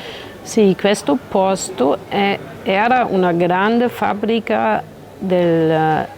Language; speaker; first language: Italian; non-native, learner; German